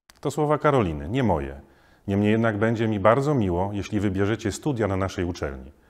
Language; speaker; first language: Polish; native; Polish